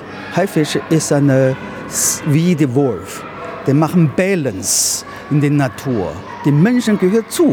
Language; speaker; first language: German; non-native, learner; Chinese